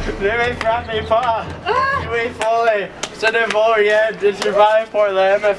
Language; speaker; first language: French; non-native, learner; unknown